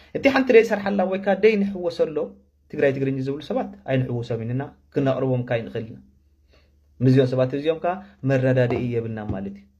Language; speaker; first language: Tigrinya; non-native, local second language; Afar